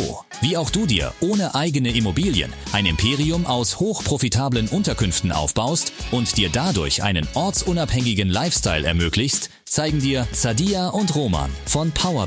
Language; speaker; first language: German; native; German